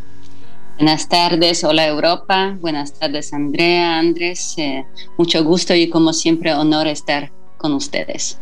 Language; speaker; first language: Spanish; non-native, fluent; Polish